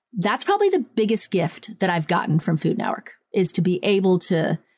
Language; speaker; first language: English; early bilingual, other home language; Italian